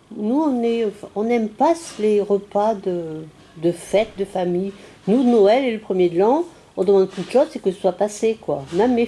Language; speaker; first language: French; native; French